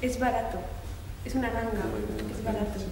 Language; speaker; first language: Portuguese; non-native, learner; Spanish